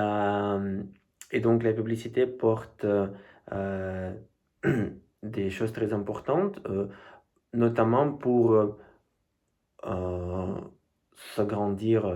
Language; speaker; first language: French; non-native, fluent; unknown